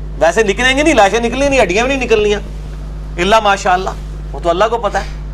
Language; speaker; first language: Urdu; non-native, local second language; Punjabi